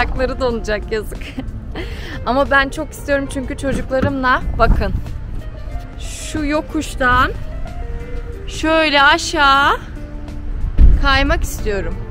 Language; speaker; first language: Turkish; early bilingual, heritage; Turkish